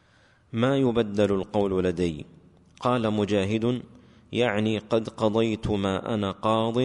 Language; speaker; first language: Arabic; native; Arabic